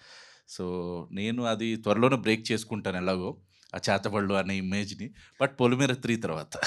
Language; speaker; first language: Telugu; native; Telugu